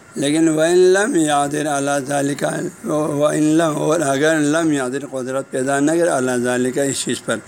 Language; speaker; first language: Urdu; non-native, local second language; Balti